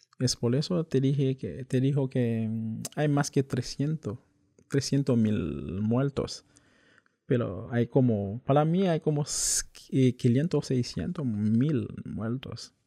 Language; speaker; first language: Spanish; non-native, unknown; Haitian Creole